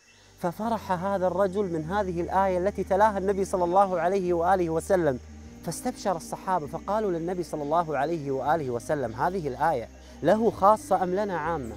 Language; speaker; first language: Arabic; native; Arabic